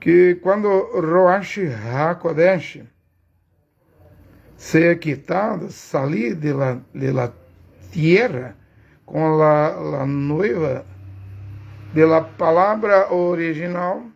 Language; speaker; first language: Spanish; non-native, learner; Portuguese